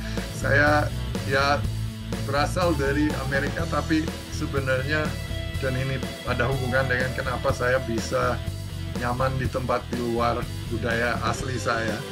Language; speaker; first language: Indonesian; non-native, fluent; English